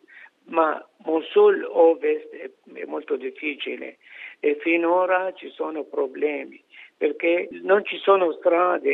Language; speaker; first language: Italian; non-native, fluent; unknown